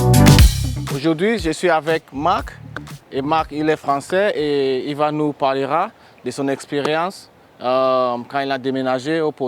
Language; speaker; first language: French; non-native, fluent; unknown